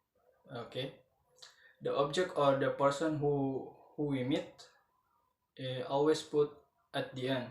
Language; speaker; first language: English; non-native, learner; Indonesian